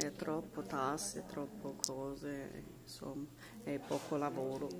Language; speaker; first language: Italian; non-native, fluent; Arabic